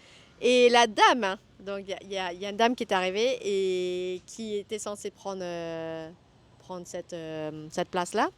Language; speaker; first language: French; early bilingual, other home language; Vietnamese